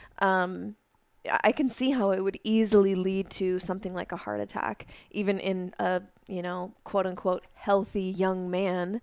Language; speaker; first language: English; native; English